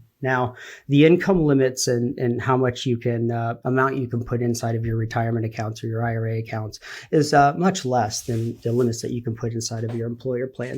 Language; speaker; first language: English; native; English